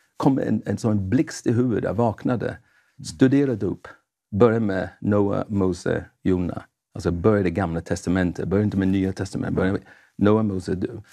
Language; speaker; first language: Swedish; non-native, fluent; English